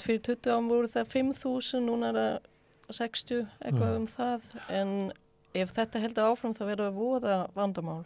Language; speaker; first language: Icelandic; non-native, fluent; Swedish